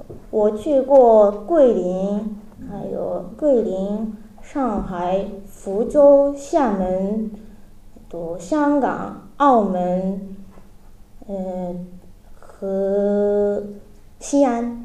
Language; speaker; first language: Chinese; non-native, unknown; Japanese